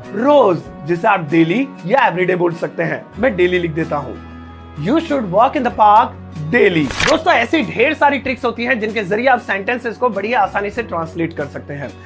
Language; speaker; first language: Hindi; native; Hindi